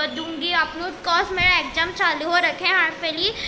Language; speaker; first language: Hindi; non-native, local second language; Assamese